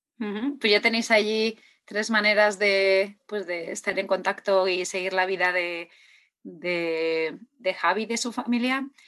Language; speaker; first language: Spanish; native; Spanish